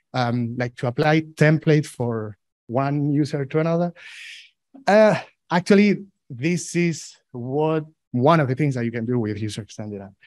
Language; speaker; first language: English; non-native, fluent; Spanish